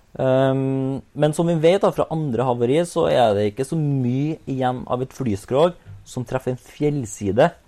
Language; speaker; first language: Norwegian; native; Norwegian